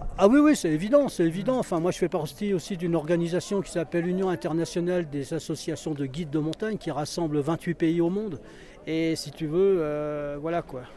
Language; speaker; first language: French; native; French